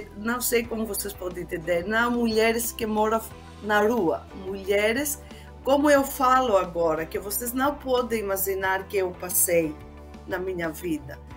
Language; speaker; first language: Portuguese; non-native, fluent; Greek